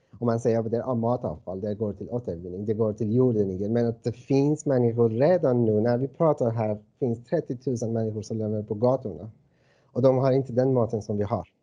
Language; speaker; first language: Swedish; non-native, fluent; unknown